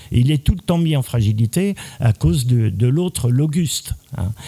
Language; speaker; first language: French; native; French